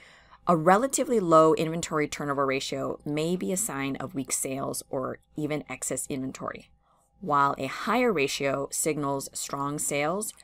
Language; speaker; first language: English; native; English